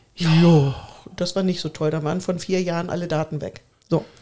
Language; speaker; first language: German; native; German